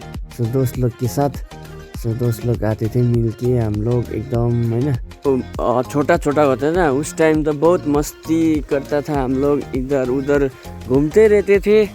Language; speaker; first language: Hindi; non-native, local second language; Nepali